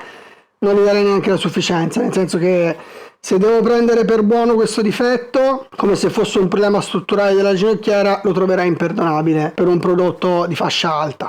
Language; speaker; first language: Italian; native; Italian